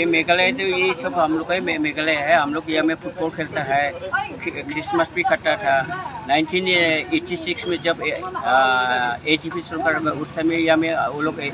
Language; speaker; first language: Hindi; non-native, local second language; Khasi